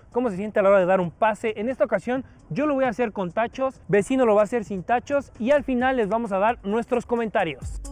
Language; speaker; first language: Spanish; native; Spanish